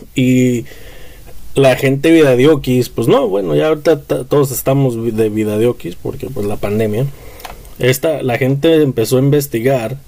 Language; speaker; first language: Spanish; early bilingual, heritage; Spanish